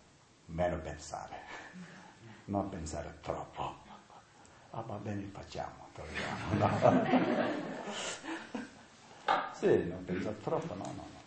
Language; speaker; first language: Italian; non-native, learner; Tibetan